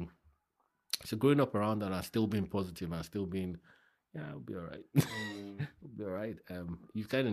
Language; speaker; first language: English; non-native, local second language; Yoruba